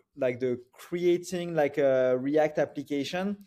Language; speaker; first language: English; non-native, fluent; French